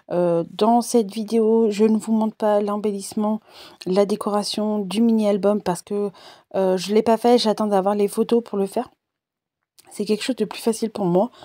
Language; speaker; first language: French; native; French